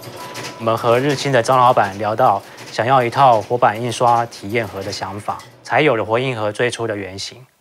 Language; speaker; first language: Chinese; native; Chinese